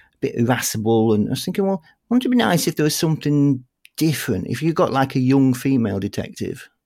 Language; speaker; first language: English; native; English